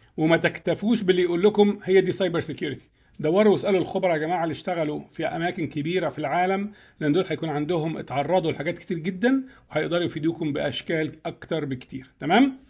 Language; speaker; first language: Arabic; native; Arabic